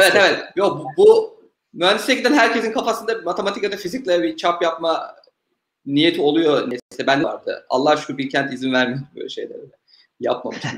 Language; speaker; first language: Turkish; native; Turkish